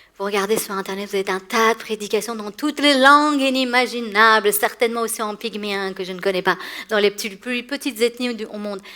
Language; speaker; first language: French; early bilingual, other home language; Persian